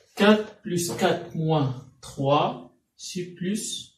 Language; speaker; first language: French; non-native, local second language; Arabic